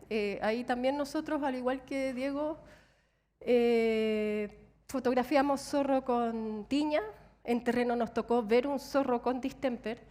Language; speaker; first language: Spanish; native; Spanish